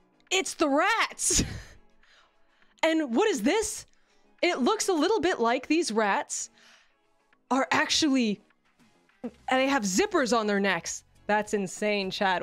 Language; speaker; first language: English; native; English